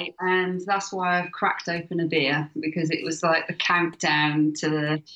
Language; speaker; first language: English; native; English